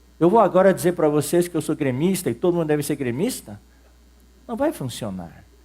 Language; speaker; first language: Portuguese; early bilingual, other home language; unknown